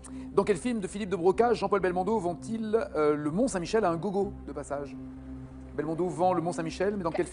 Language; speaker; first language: French; native; French